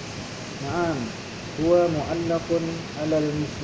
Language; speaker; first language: Arabic; non-native, learner; Indonesian